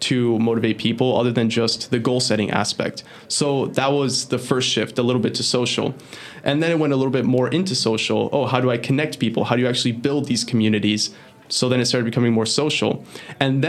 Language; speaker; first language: English; early bilingual, other home language; Spanish